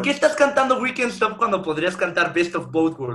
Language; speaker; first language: Spanish; native; Spanish